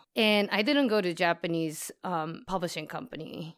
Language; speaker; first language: English; non-native, fluent; Japanese